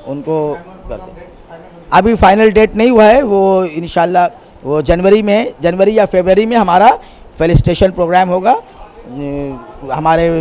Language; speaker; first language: Hindi; non-native, local second language; Urdu